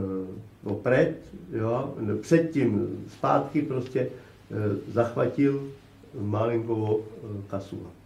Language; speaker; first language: Russian; non-native, learner; Slovak